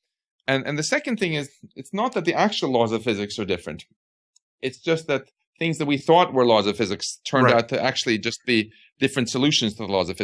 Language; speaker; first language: English; non-native, fluent; Swedish